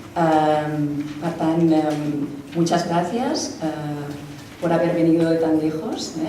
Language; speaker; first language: Spanish; non-native, local second language; Catalan